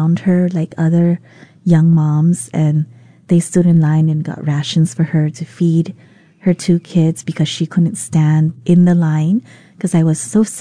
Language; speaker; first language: English; non-native, local second language; Vietnamese